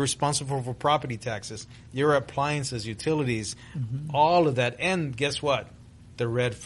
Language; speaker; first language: English; early bilingual, other home language; Spanish